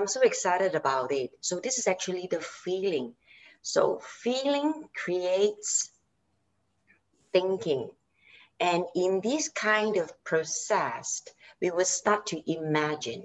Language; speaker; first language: English; non-native, local second language; Chinese